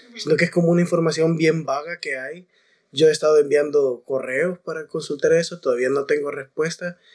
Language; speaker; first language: Spanish; native; Spanish